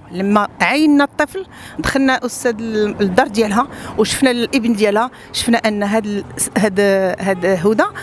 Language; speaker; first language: Arabic; native; Arabic